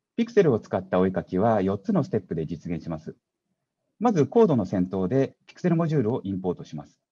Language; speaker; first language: Japanese; native; Japanese